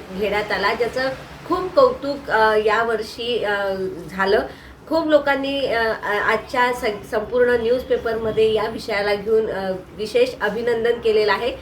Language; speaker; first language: Marathi; native; Marathi